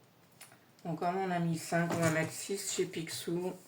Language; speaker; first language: French; native; French